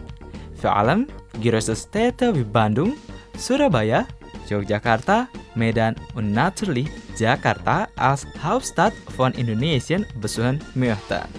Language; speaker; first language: German; non-native, fluent; Indonesian